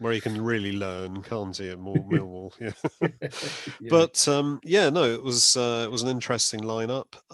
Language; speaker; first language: English; native; English